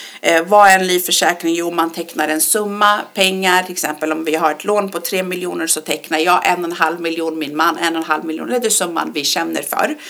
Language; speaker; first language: Swedish; early bilingual, other home language; Persian